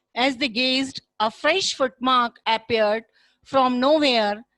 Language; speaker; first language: English; non-native, local second language; Hindi